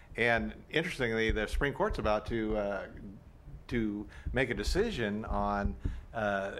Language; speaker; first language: English; native; English